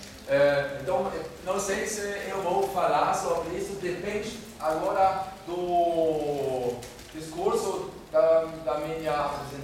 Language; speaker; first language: Portuguese; non-native, fluent; German